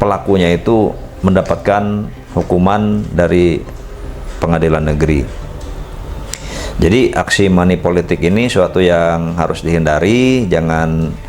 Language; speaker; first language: Indonesian; native; Indonesian